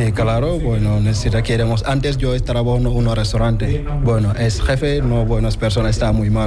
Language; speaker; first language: Spanish; non-native, learner; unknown